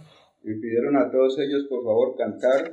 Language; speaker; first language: Spanish; native; Spanish